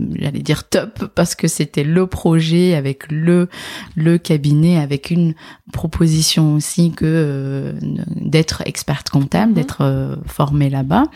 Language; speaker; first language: French; non-native, local second language; Arabic